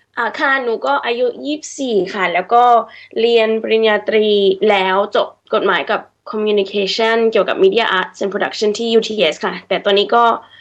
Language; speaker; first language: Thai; early bilingual, heritage; Thai